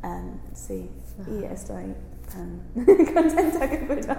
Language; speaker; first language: Spanish; non-native, learner; English